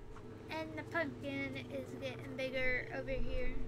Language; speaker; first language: English; native; English